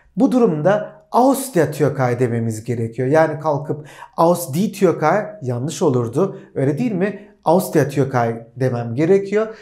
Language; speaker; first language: Turkish; native; Turkish